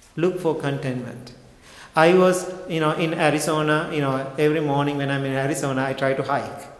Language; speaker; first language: English; non-native, local second language; Sinhala